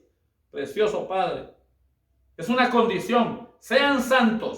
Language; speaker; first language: Spanish; native; Spanish